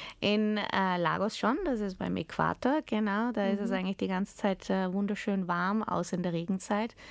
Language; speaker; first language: German; early bilingual, heritage; German